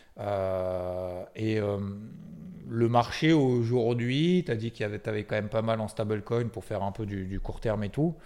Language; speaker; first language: French; native; French